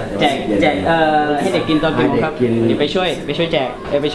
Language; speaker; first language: Thai; native; Thai